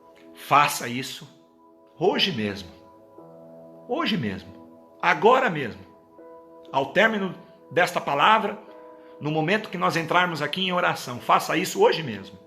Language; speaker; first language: Portuguese; native; Portuguese